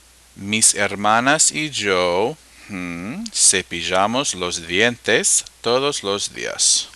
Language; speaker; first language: Spanish; non-native, fluent; English